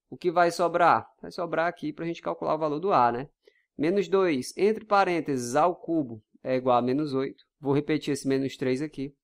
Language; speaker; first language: Portuguese; native; Portuguese